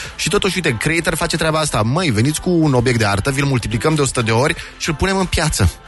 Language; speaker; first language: Romanian; native; Romanian